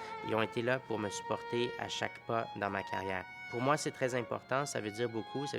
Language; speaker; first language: French; native; French